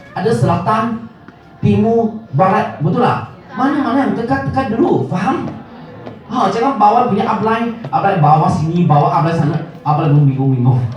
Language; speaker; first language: Malay; non-native, local second language; Min Nan Chinese